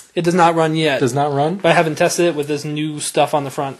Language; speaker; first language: English; native; English